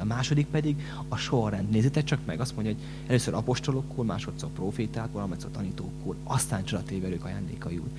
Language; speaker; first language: Hungarian; native; Hungarian